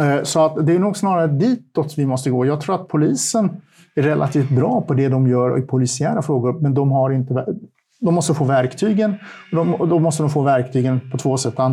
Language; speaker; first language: Swedish; early bilingual, other home language; Turkish